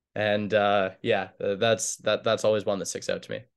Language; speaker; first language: English; native; English